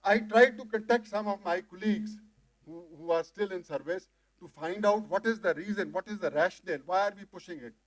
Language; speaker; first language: English; non-native, local second language; Punjabi